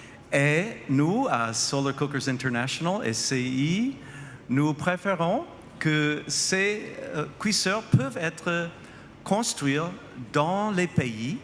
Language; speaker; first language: French; non-native, fluent; English